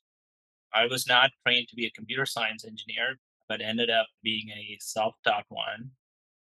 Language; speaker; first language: English; non-native, local second language; Malayalam